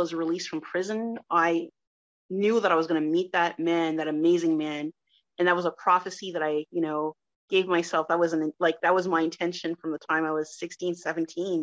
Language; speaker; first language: English; non-native, fluent; French